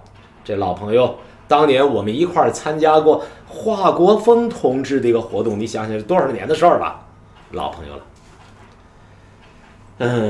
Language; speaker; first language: Chinese; native; Chinese